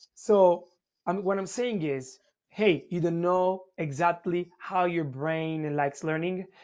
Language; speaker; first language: English; non-native, fluent; Italian